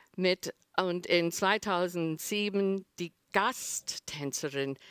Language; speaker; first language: German; non-native, learner; English